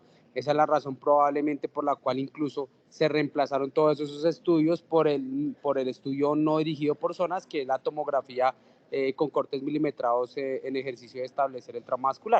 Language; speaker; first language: Spanish; native; Spanish